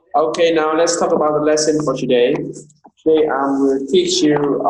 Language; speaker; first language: English; non-native, fluent; Vietnamese